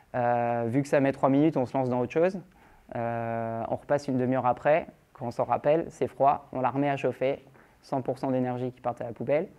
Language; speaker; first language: French; native; French